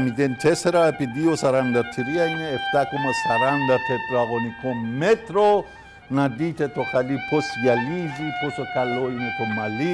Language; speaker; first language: Greek; non-native, fluent; Persian